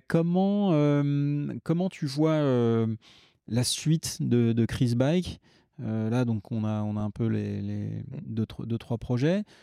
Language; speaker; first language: French; native; French